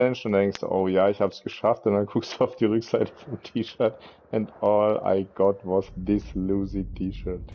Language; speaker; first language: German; native; German